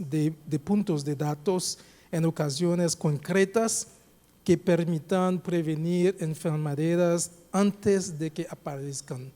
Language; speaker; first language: Spanish; non-native, fluent; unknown